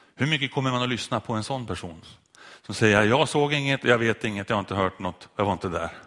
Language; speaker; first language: Swedish; native; Swedish